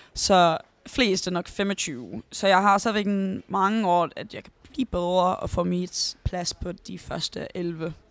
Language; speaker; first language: Danish; early bilingual, heritage; Danish